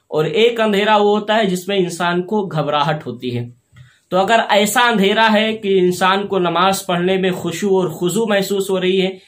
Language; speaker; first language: Urdu; native; Urdu